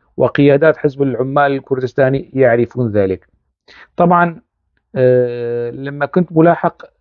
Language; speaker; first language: Arabic; non-native, local second language; Kurdish